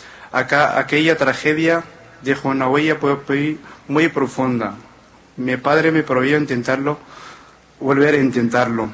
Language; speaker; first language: Spanish; non-native, fluent; Arabic